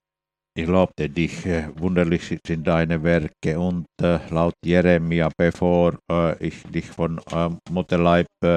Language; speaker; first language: German; non-native, fluent; Finnish